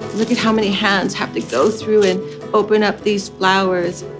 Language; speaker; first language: English; native; English